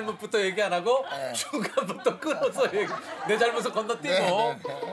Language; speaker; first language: Korean; native; Korean